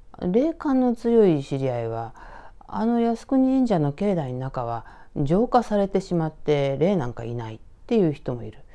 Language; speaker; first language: Japanese; native; Japanese